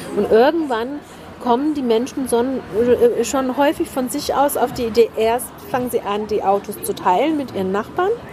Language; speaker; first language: German; early bilingual, heritage; German